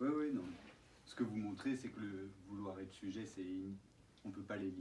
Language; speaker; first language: French; native; French